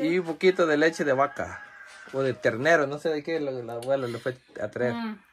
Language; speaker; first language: Spanish; native; Spanish